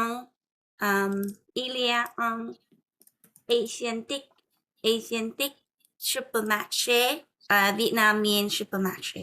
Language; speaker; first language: French; non-native, learner; Vietnamese